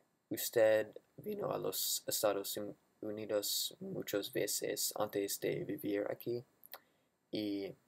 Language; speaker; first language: Spanish; non-native, learner; English